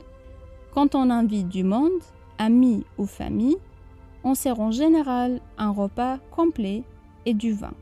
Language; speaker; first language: French; non-native, fluent; Arabic